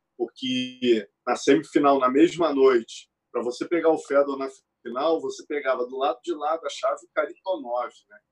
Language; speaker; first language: Portuguese; native; Portuguese